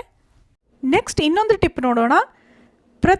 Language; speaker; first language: Kannada; native; Kannada